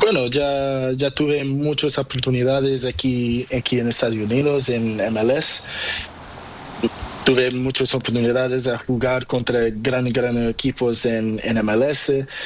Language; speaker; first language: Spanish; non-native, local second language; Portuguese